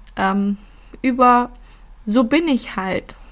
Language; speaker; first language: German; early bilingual, other home language; Filipino